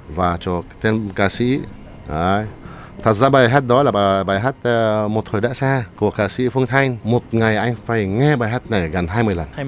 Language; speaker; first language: Vietnamese; non-native, fluent; Arabic